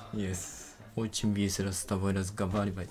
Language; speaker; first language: Russian; non-native, fluent; Japanese